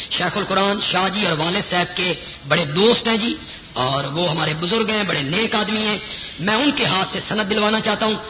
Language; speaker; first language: Urdu; non-native, local second language; Punjabi